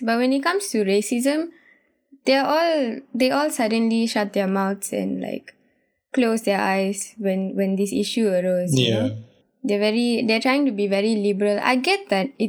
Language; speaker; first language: English; non-native, local second language; Tamil